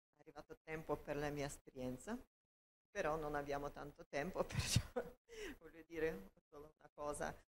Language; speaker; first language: Italian; non-native, learner; Ukrainian